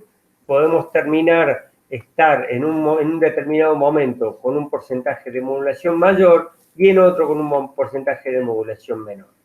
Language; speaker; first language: Spanish; native; Spanish